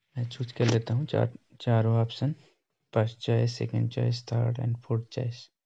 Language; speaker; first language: Hindi; non-native, local second language; Bangla